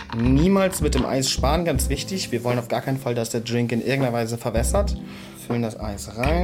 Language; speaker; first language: German; native; German